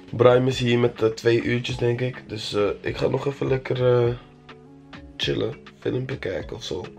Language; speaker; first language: Dutch; early bilingual, other home language; Arabic